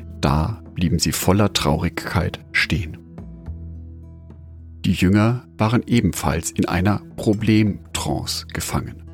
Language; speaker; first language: German; native; German